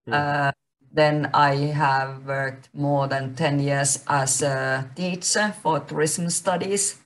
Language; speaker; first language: English; non-native, fluent; Finnish